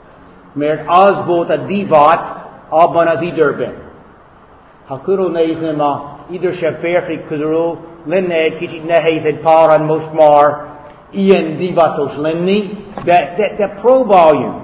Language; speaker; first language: Hungarian; non-native, fluent; English